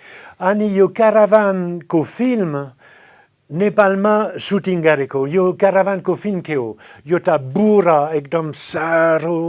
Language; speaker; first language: Nepali; non-native, fluent; French